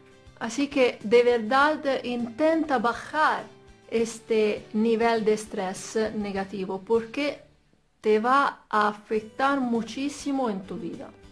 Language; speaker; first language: Spanish; non-native, fluent; Italian